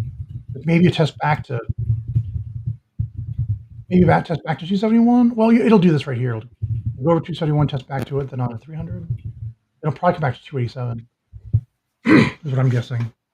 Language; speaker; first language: English; native; English